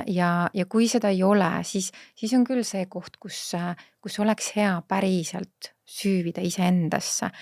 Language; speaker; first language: Estonian; native; Estonian